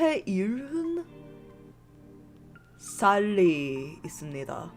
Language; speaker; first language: Korean; non-native, learner; English